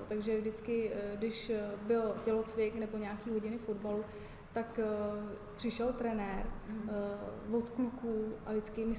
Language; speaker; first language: Czech; native; Czech